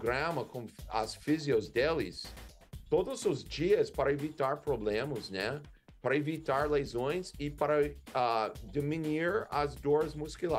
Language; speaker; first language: Portuguese; non-native, learner; English